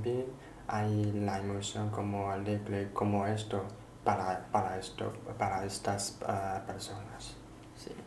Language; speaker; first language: Spanish; non-native, learner; Chinese